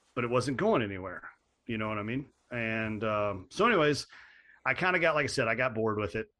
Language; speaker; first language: English; native; English